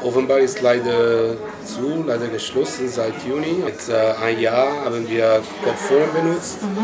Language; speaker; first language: German; non-native, learner; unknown